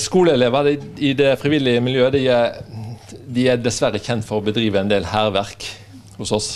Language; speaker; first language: Norwegian; native; Norwegian